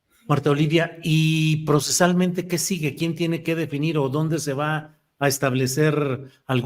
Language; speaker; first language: Spanish; native; Spanish